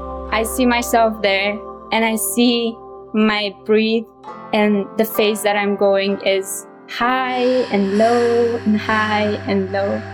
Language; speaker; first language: English; non-native, fluent; Persian